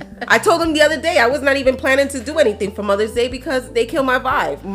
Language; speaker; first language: English; early bilingual, other home language; Spanish